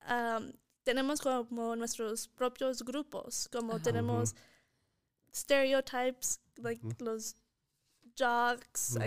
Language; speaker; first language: Spanish; early bilingual, heritage; Spanish